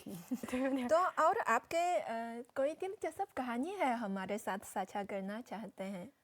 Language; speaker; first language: Hindi; non-native, fluent; Chinese